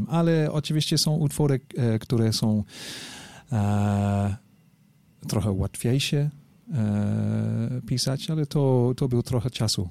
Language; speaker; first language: Polish; non-native, learner; English